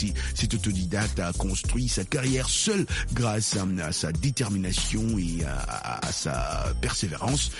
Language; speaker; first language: French; non-native, local second language; Lingala